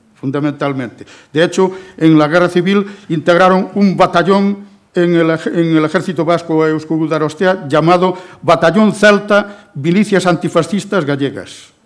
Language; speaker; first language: Spanish; non-native, local second language; Galician